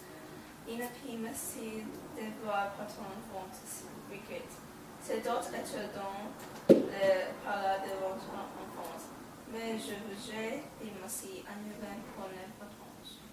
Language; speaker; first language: French; non-native, learner; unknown